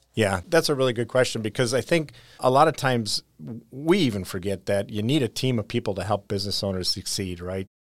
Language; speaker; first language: English; native; English